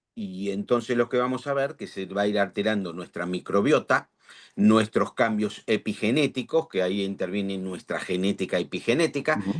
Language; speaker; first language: Spanish; native; Spanish